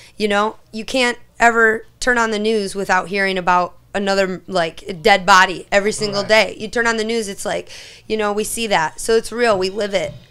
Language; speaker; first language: English; native; English